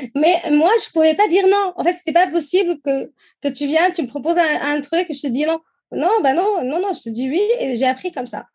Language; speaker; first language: French; non-native, fluent; Arabic